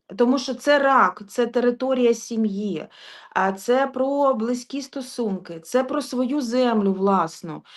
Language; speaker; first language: Ukrainian; non-native, local second language; Russian